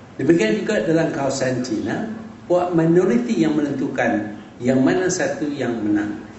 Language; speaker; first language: Malay; native; Malay